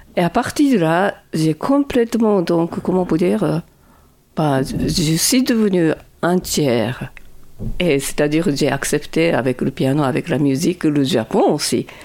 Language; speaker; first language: French; non-native, fluent; Japanese